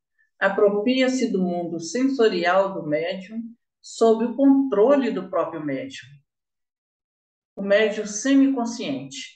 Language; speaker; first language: Portuguese; native; Portuguese